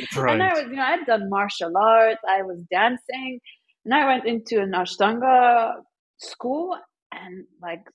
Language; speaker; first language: English; early bilingual, other home language; Persian